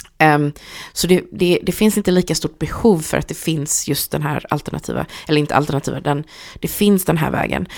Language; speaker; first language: Swedish; early bilingual, other home language; Chinese